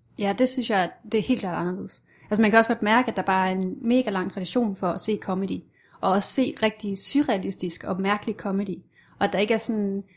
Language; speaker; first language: Danish; native; Danish